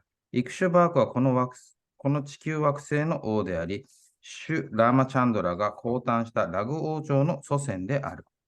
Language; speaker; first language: Japanese; native; Japanese